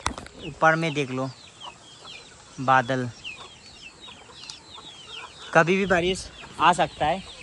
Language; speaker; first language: Hindi; non-native, local second language; Garo